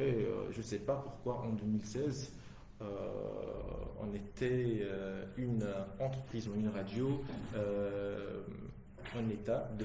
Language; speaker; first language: French; non-native, local second language; Arabic